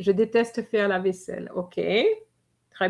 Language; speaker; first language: French; non-native, fluent; English